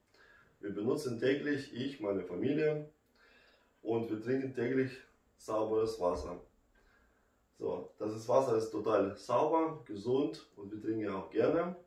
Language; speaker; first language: German; non-native, learner; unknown